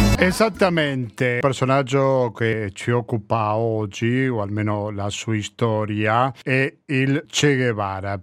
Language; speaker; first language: Italian; non-native, fluent; Spanish